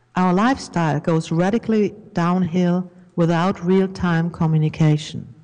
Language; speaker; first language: English; non-native, fluent; German